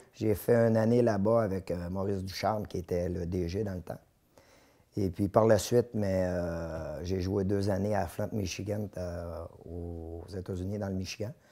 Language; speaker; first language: French; native; French